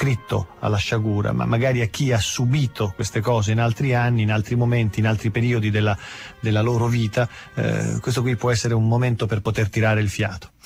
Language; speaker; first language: Italian; native; Italian